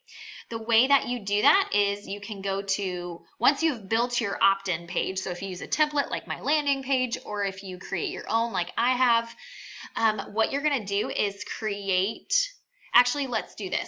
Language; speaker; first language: English; native; English